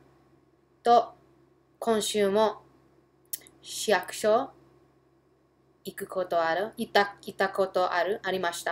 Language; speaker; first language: Japanese; early bilingual, heritage; English